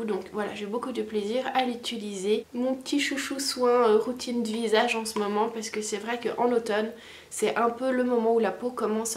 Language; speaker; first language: French; native; French